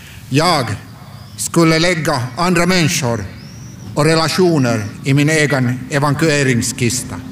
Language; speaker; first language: Swedish; non-native, local second language; Finnish